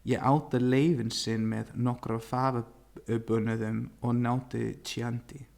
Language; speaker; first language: Icelandic; non-native, learner; English